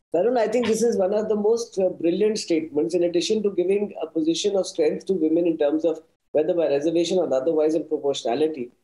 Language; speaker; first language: English; non-native, local second language; Hindi